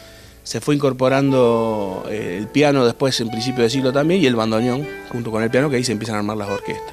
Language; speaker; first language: Spanish; native; Spanish